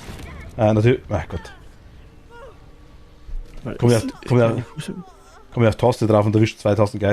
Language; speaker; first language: German; native; German